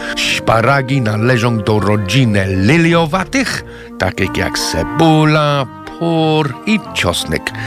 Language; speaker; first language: Polish; non-native, fluent; English